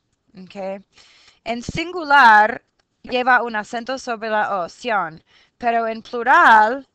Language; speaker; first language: Spanish; non-native, fluent; English